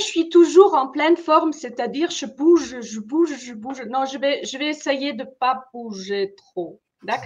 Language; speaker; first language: French; non-native, fluent; German